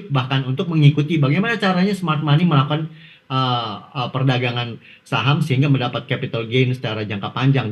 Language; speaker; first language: Indonesian; native; Indonesian